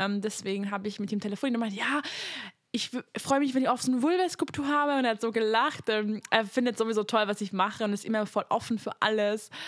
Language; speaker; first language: German; non-native, fluent; Hungarian